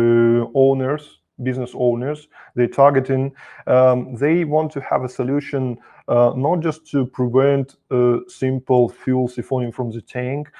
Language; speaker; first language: English; non-native, fluent; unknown